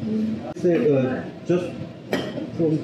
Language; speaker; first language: English; non-native, learner; Korean